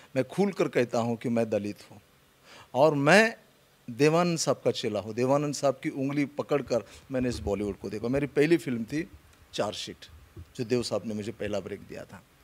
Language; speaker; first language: Hindi; non-native, local second language; Marathi